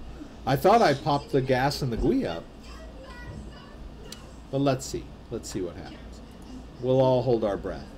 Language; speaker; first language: English; native; English